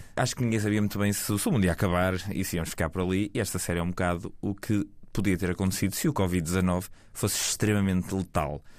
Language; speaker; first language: Portuguese; native; Portuguese